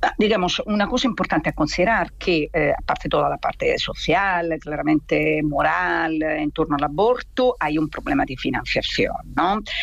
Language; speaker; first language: Spanish; non-native, fluent; Italian